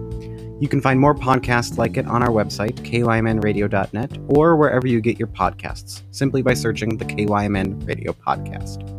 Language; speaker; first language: English; native; English